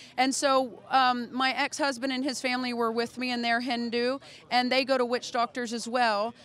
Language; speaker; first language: English; native; English